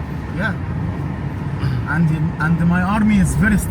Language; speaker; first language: English; non-native, learner; Arabic